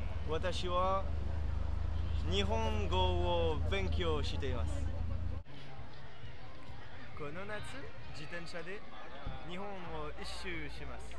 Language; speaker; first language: Japanese; non-native, learner; French